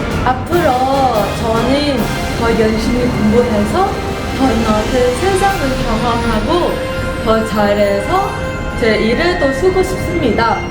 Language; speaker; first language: Korean; non-native, learner; Vietnamese